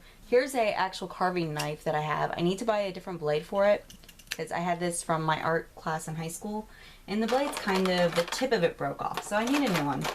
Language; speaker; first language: English; native; English